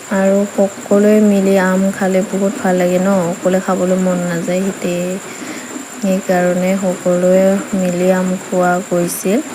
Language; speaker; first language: Assamese; non-native, local second language; Bodo